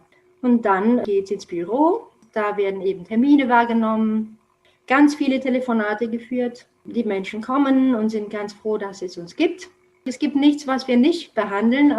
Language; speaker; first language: German; non-native, fluent; Romanian